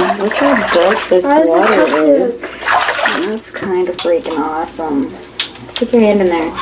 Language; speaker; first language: English; native; English